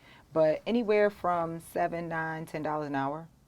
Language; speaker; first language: English; native; English